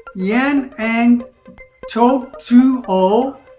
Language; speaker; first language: Filipino; non-native, learner; English